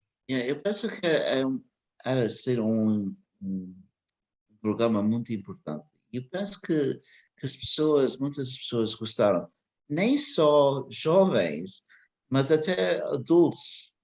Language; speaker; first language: Portuguese; early bilingual, heritage; English